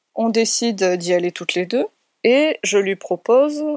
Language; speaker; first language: French; native; French